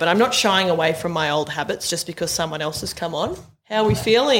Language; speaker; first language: English; native; English